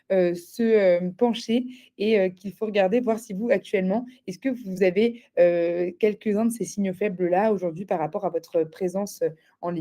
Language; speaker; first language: French; native; French